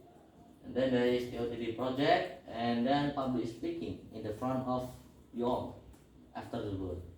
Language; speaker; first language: English; non-native, learner; Indonesian